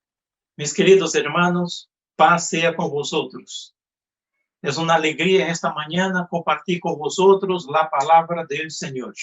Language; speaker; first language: Spanish; non-native, fluent; Portuguese